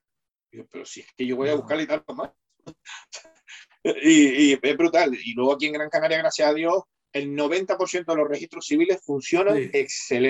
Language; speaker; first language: Spanish; native; Spanish